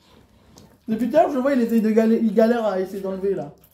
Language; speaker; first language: French; native; French